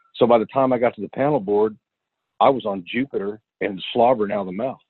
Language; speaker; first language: English; native; English